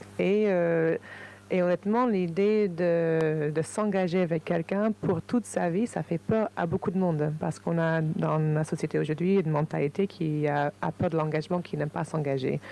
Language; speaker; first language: French; non-native, fluent; English